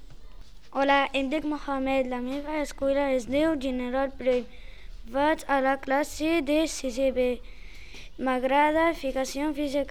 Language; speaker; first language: Catalan; non-native, learner; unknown